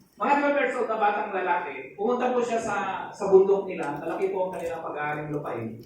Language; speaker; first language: Filipino; non-native, local second language; Hiligaynon